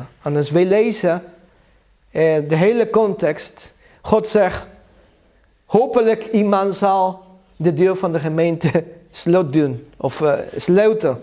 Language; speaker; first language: Dutch; non-native, learner; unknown